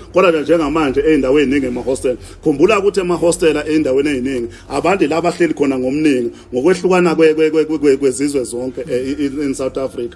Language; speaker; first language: Zulu; native; Zulu